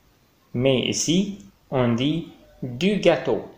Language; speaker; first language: French; non-native, fluent; Arabic